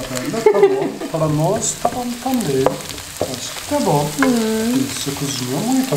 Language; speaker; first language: Portuguese; non-native, learner; Turkish